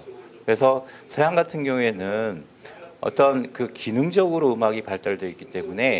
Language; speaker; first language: Korean; native; Korean